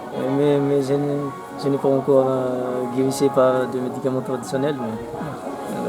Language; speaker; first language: French; non-native, local second language; Malagasy